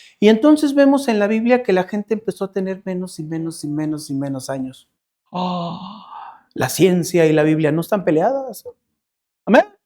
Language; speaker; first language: Spanish; early bilingual, heritage; Spanish